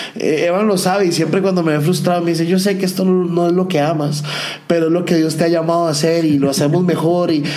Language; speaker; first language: Spanish; native; Spanish